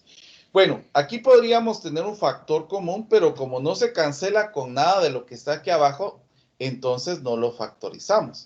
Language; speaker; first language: Spanish; native; Spanish